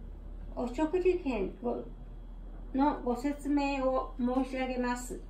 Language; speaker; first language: Japanese; non-native, fluent; Chinese